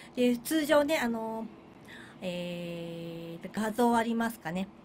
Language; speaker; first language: Japanese; native; Japanese